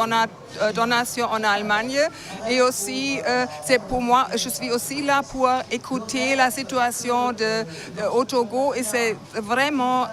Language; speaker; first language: French; non-native, fluent; German